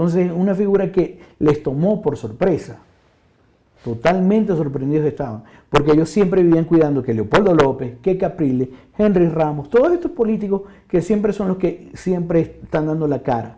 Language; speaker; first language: Spanish; native; Spanish